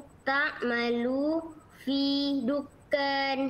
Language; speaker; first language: Arabic; non-native, learner; Malay